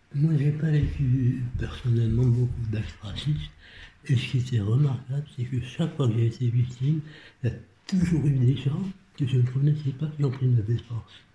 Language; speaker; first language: French; non-native, local second language; Arabic